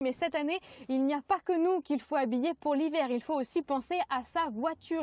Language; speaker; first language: French; native; French